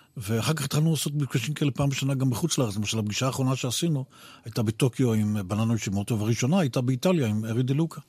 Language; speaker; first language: Hebrew; native; Hebrew